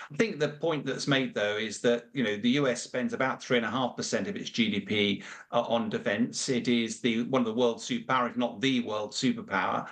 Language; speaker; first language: English; native; English